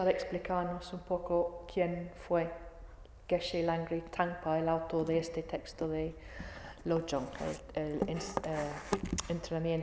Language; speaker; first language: Spanish; non-native, fluent; English